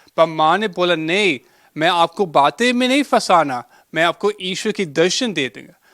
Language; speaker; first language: Hindi; early bilingual, heritage; Hindi